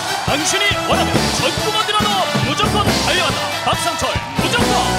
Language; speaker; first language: Korean; native; Korean